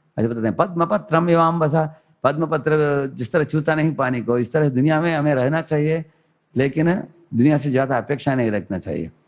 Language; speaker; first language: Hindi; non-native, local second language; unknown